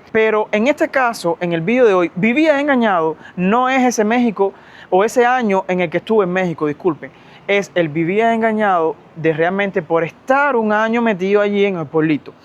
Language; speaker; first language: Spanish; native; Spanish